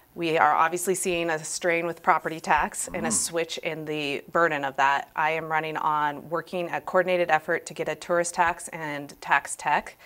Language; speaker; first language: English; native; English